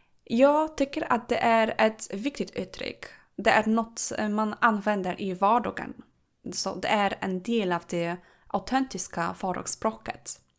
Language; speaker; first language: Swedish; non-native, fluent; Polish